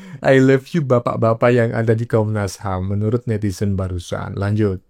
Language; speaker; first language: Indonesian; native; Indonesian